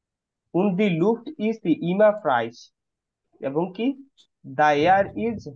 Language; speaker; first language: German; non-native, fluent; Bangla